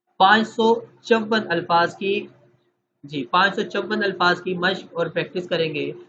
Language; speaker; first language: Urdu; native; Urdu